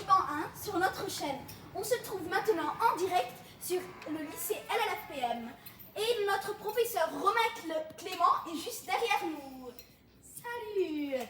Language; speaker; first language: French; non-native, local second language; Arabic